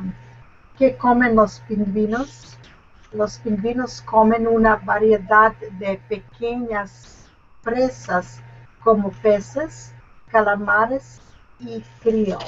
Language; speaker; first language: Spanish; non-native, learner; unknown